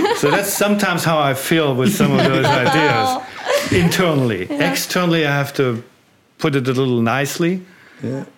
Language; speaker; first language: English; non-native, fluent; German